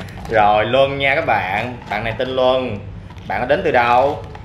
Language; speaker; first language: Vietnamese; native; Vietnamese